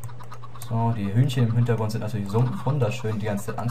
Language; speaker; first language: German; native; German